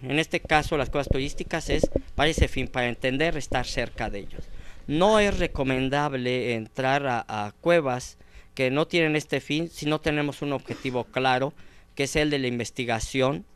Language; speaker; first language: Spanish; native; Spanish